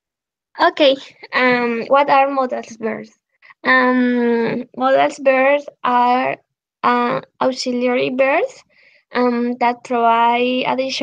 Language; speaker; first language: English; non-native, learner; Spanish